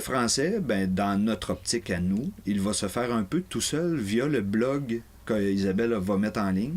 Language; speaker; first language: French; native; French